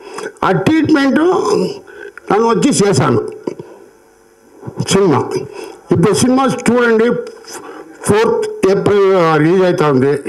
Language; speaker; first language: Telugu; non-native, learner; Kannada